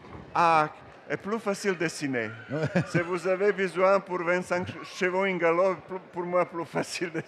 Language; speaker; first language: French; non-native, learner; Serbian